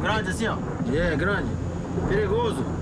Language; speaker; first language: Portuguese; native; Portuguese